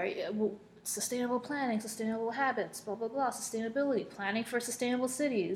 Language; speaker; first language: English; non-native, local second language; Cantonese